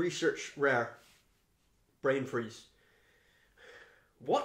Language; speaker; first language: English; native; English